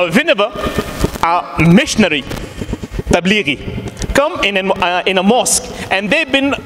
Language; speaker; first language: English; non-native, local second language; Pashto